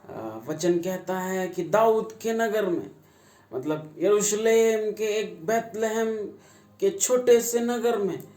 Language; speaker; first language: Hindi; native; Hindi